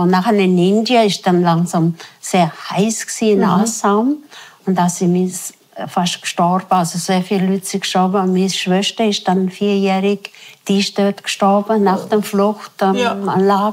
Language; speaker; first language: German; non-native, fluent; Tibetan